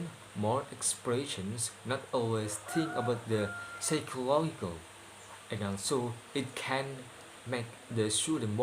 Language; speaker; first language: English; non-native, learner; Indonesian